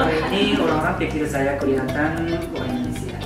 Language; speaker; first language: Indonesian; non-native, fluent; Japanese